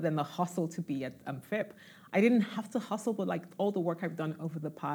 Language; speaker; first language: English; non-native, local second language; Igbo